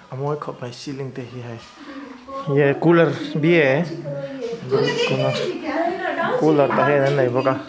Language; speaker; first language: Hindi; non-native, local second language; Mizo